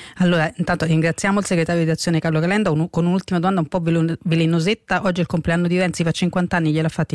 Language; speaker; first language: Italian; native; Italian